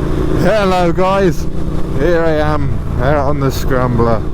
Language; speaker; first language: English; native; English